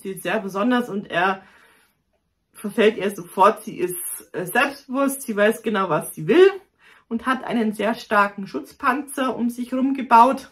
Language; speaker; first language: German; native; German